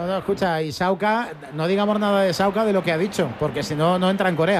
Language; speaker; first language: Spanish; native; Spanish